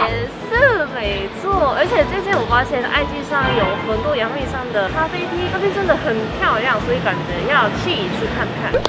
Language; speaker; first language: Chinese; non-native, fluent; Korean